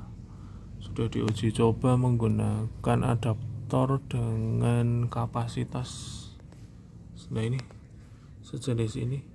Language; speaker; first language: Indonesian; native; Indonesian